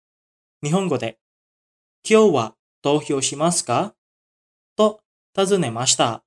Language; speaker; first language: Japanese; non-native, fluent; Indonesian